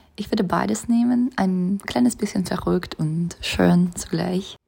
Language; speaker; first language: German; non-native, fluent; Russian